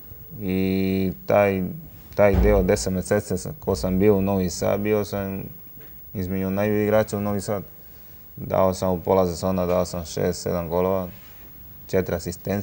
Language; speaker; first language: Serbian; non-native, learner; Spanish